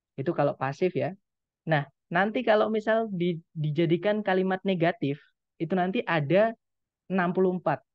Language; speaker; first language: Indonesian; non-native, local second language; Javanese